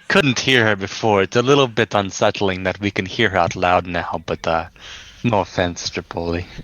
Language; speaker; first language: English; native; English